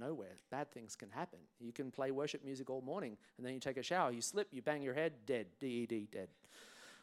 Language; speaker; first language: English; native; English